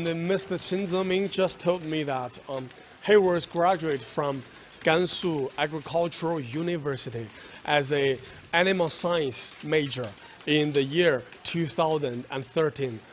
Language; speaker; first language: English; non-native, fluent; Chinese